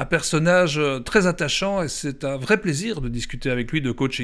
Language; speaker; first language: French; native; French